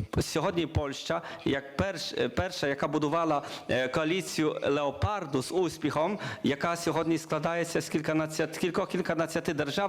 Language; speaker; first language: Ukrainian; non-native, learner; Polish